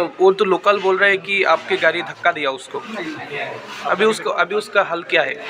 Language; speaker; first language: Hindi; non-native, local second language; Bangla